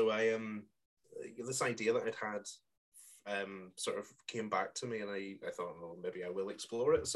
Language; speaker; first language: English; native; English